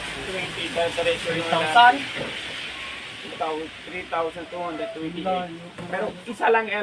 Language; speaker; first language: Filipino; non-native, learner; Punjabi